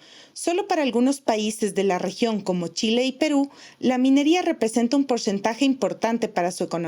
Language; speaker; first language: Spanish; native; Spanish